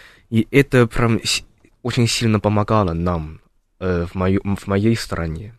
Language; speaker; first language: Russian; non-native, fluent; Chinese